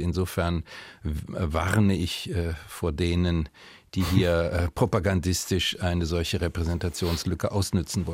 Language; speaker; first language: German; native; German